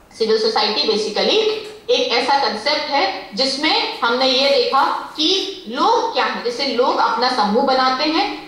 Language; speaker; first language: Hindi; native; Hindi